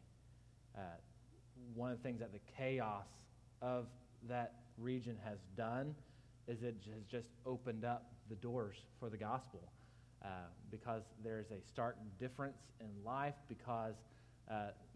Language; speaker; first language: English; native; English